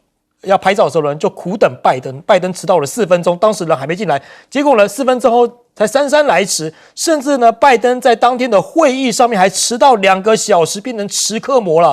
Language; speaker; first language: Chinese; native; Chinese